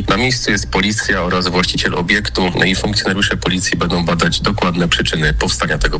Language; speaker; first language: Polish; native; Polish